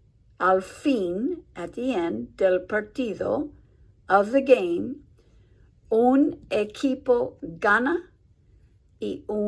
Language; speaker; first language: Spanish; non-native, fluent; English